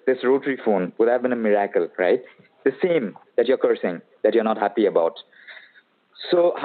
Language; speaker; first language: English; non-native, local second language; Assamese